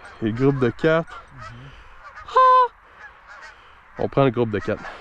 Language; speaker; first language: French; native; French